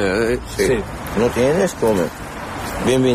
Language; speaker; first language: Spanish; non-native, learner; Arabic